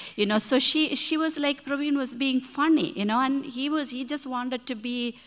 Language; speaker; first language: English; non-native, local second language; Malayalam